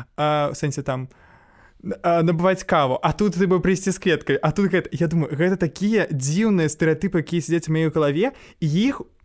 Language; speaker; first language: Belarusian; non-native, local second language; Russian